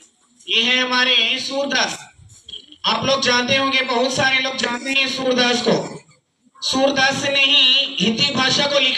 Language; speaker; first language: Hindi; non-native, local second language; Telugu